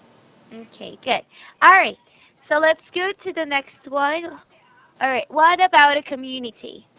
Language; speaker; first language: English; non-native, fluent; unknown